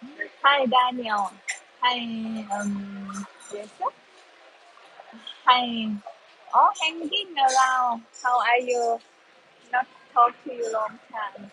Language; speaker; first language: English; non-native, learner; Thai